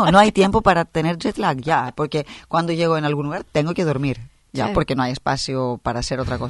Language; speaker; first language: Spanish; non-native, fluent; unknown